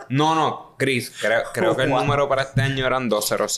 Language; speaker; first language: Spanish; native; Spanish